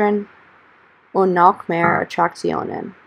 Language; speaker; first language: German; non-native, learner; English